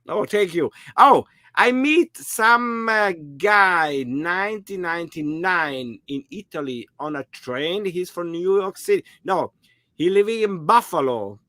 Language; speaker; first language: English; non-native, learner; German